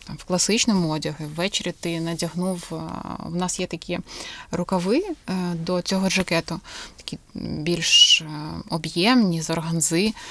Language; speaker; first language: Ukrainian; non-native, local second language; Russian